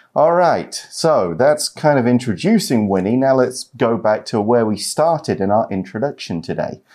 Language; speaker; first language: English; native; English